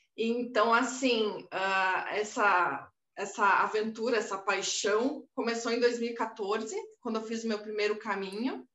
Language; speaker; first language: Portuguese; native; Portuguese